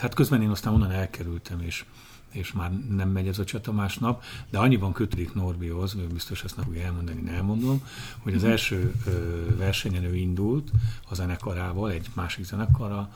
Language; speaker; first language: Hungarian; native; Hungarian